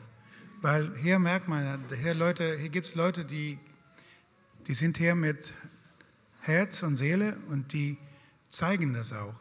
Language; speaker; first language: German; non-native, fluent; Swedish